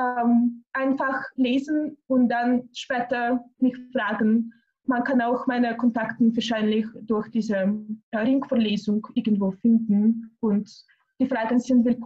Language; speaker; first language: German; non-native, fluent; Russian